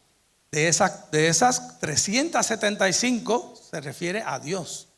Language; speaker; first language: Spanish; native; Spanish